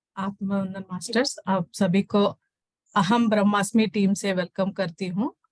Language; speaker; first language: Hindi; non-native, local second language; Telugu